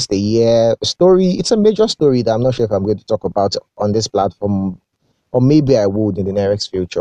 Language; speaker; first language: English; non-native, local second language; Yoruba